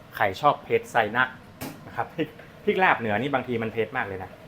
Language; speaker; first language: Thai; native; Thai